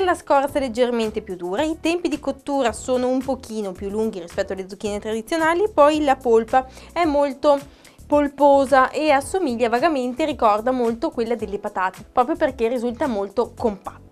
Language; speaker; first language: Italian; native; Italian